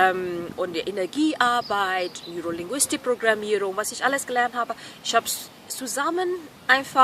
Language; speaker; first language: German; non-native, fluent; Burmese